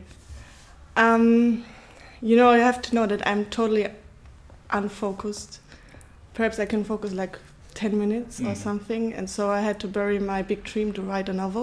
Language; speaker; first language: English; non-native, fluent; German